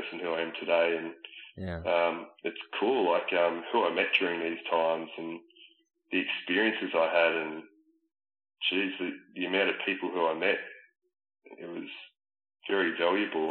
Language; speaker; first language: English; native; English